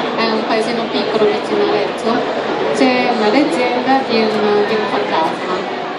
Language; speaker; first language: Italian; non-native, fluent; Japanese